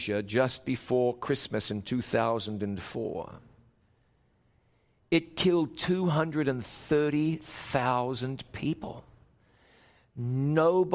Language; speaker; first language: English; native; English